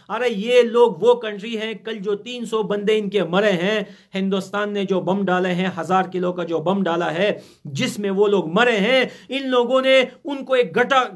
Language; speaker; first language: Urdu; non-native, fluent; Pashto